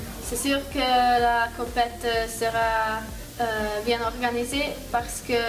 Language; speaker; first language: French; non-native, fluent; Hungarian